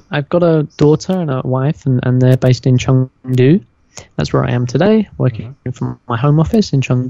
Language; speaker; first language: English; native; English